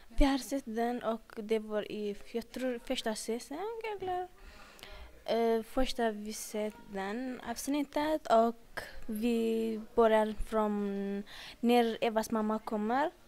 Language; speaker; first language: Swedish; non-native, learner; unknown